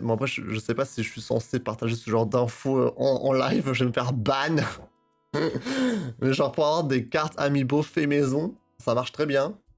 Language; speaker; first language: French; native; French